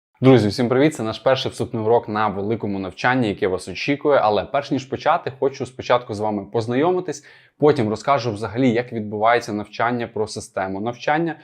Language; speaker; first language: Ukrainian; non-native, local second language; Russian